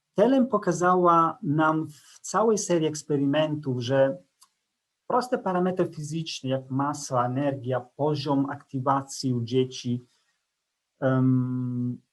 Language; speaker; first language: Polish; non-native, fluent; Italian